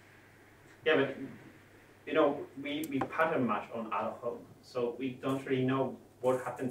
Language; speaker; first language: English; non-native, fluent; Polish